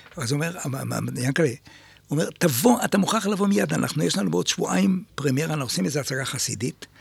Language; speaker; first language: Hebrew; native; Hebrew